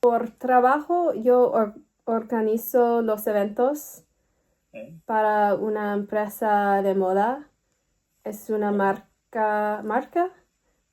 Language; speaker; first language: Spanish; non-native, learner; English